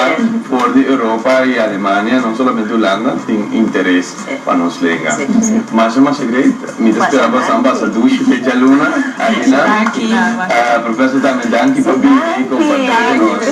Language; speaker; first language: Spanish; non-native, fluent; Papiamento